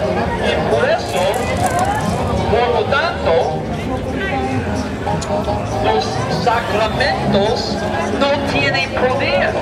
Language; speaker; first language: Spanish; non-native, learner; English